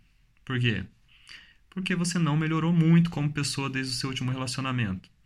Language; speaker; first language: Portuguese; native; Portuguese